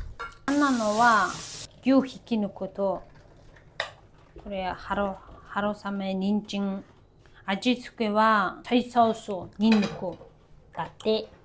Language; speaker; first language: Japanese; non-native, fluent; Mongolian